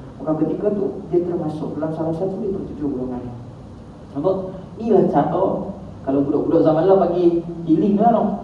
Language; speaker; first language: Malay; native; Malay